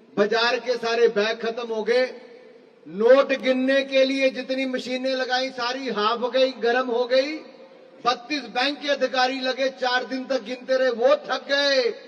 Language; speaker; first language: Hindi; native; Hindi